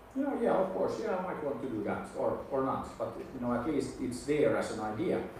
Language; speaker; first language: English; non-native, fluent; Finnish